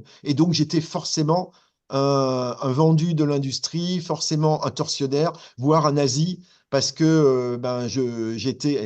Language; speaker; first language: French; native; French